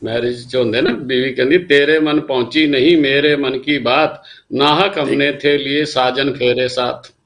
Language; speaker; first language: Hindi; non-native, local second language; Punjabi